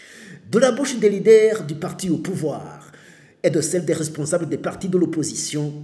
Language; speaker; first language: French; non-native, local second language; Rundi